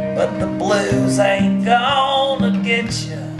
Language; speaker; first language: English; native; English